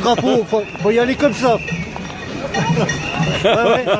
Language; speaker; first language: French; native; French